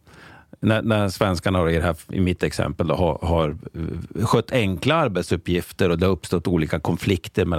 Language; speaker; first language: Swedish; native; Swedish